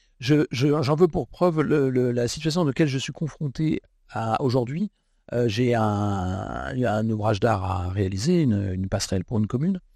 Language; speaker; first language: French; native; French